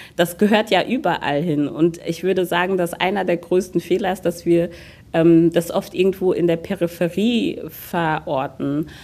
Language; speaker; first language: German; early bilingual, other home language; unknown